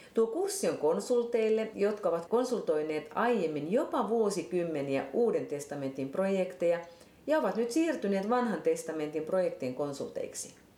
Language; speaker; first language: Finnish; native; Finnish